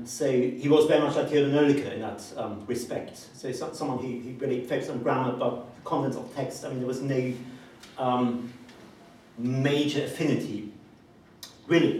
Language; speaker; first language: English; non-native, fluent; German